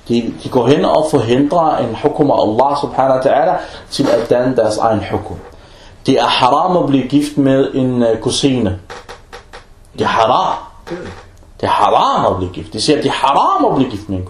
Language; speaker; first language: Danish; non-native, fluent; Arabic